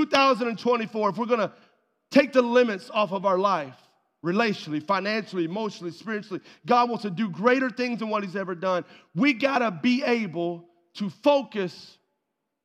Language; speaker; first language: English; native; English